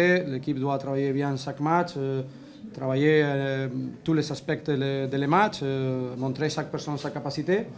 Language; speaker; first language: French; non-native, learner; Spanish